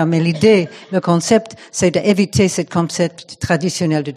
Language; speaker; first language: French; non-native, fluent; English